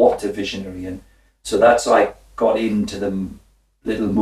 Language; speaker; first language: English; native; English